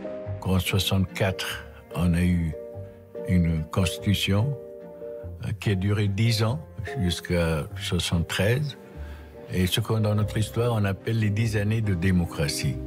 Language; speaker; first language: French; non-native, fluent; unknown